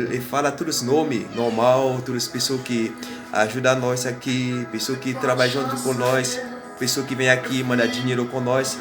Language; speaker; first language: Portuguese; non-native, learner; Haitian Creole